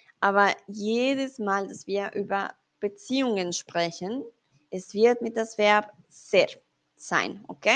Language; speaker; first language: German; non-native, fluent; Spanish